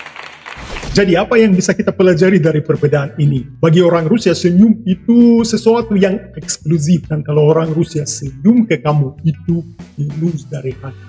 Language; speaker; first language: Indonesian; non-native, fluent; Russian